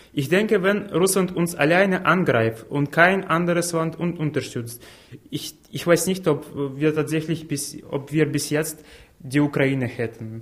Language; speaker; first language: German; non-native, fluent; Ukrainian